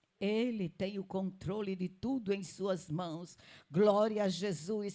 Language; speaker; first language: Portuguese; native; Portuguese